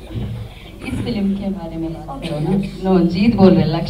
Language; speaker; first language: Hindi; non-native, local second language; Telugu